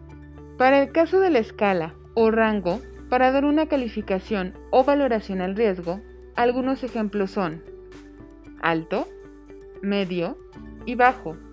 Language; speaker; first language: Spanish; native; Spanish